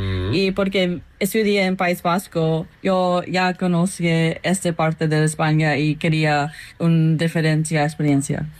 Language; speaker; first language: Spanish; non-native, learner; English